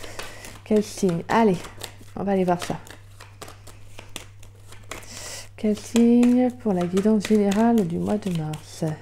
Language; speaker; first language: French; native; French